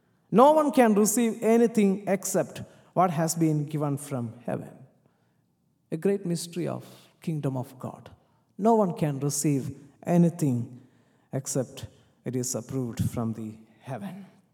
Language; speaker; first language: English; non-native, local second language; Malayalam